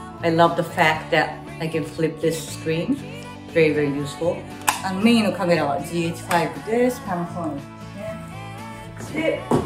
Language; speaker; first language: English; non-native, fluent; Japanese